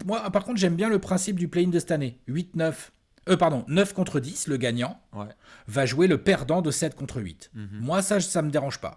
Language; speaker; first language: French; native; French